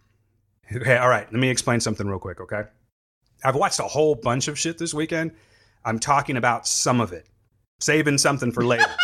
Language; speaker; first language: English; native; English